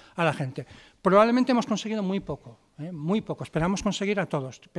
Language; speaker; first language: Spanish; native; Spanish